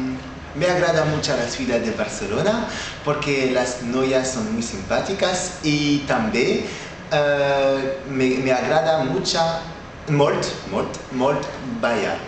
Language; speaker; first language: Spanish; non-native, learner; French